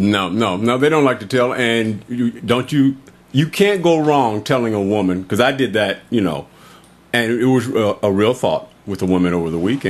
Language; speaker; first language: English; native; English